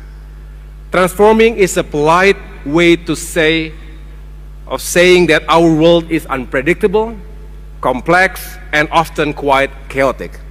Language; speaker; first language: English; non-native, fluent; Indonesian